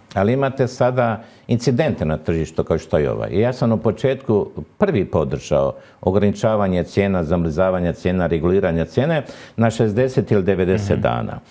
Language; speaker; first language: Croatian; native; Croatian